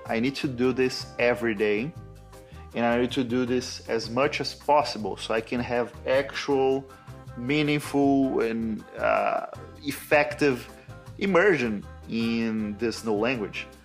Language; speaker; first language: English; non-native, fluent; Portuguese